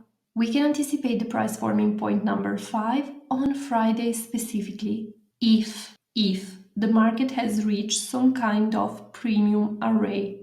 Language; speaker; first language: English; non-native, fluent; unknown